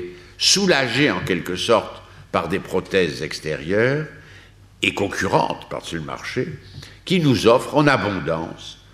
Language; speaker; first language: French; native; French